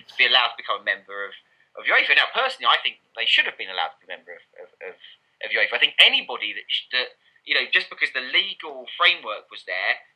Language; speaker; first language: English; native; English